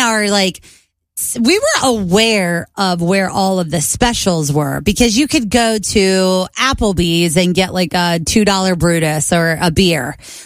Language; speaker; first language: English; native; English